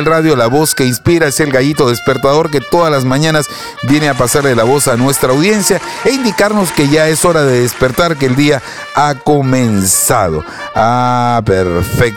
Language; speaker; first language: Spanish; native; Spanish